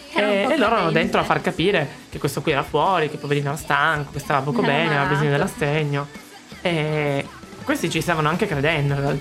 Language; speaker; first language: Italian; native; Italian